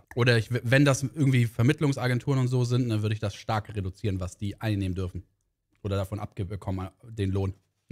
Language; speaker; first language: German; native; German